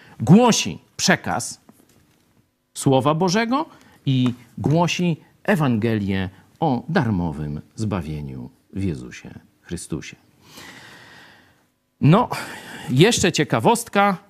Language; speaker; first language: Polish; native; Polish